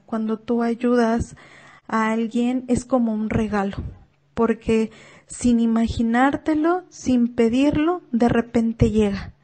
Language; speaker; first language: Spanish; native; Spanish